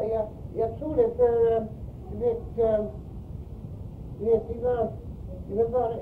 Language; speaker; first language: Swedish; early bilingual, heritage; Swedish